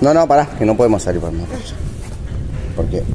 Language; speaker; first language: Spanish; native; Spanish